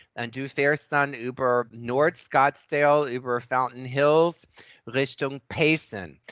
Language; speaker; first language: German; non-native, fluent; English